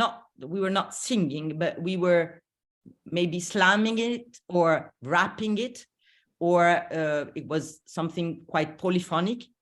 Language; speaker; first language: English; non-native, fluent; Italian